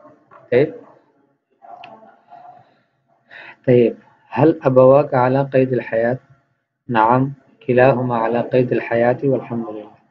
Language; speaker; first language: Arabic; non-native, fluent; Urdu